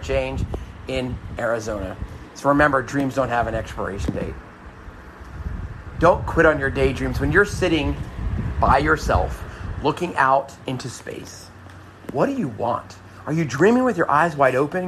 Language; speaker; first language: English; native; English